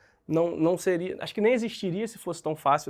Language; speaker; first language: Portuguese; native; Portuguese